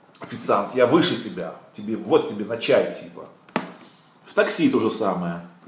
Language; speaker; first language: Russian; native; Russian